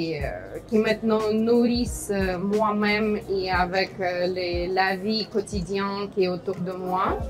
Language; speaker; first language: French; non-native, fluent; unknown